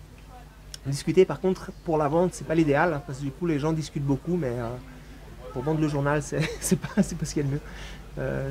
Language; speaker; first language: French; non-native, fluent; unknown